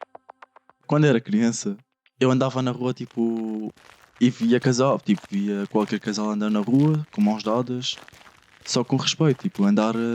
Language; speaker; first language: Portuguese; early bilingual, other home language; Arabic